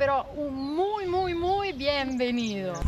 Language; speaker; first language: Spanish; non-native, learner; Italian